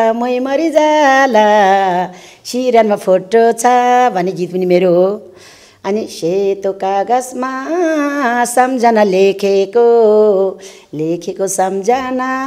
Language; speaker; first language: Nepali; non-native, local second language; Eastern Tamang